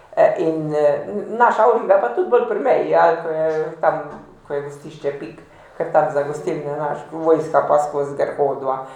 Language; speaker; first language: Slovenian; native; Slovenian